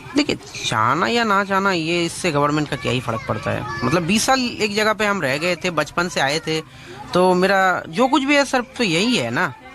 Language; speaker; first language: Hindi; early bilingual, other home language; Bangla